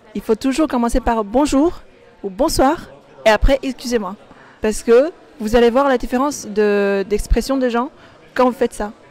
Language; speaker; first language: French; non-native, fluent; Chinese